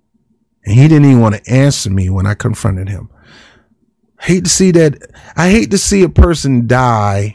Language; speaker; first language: English; native; English